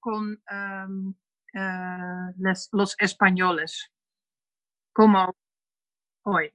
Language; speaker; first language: Spanish; non-native, learner; Dutch